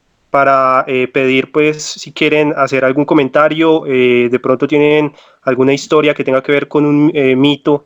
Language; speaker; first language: Spanish; native; Spanish